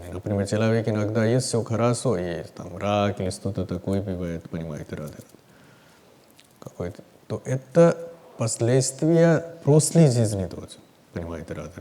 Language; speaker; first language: Russian; non-native, learner; Hindi